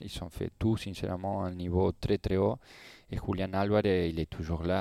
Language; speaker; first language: French; non-native, learner; Spanish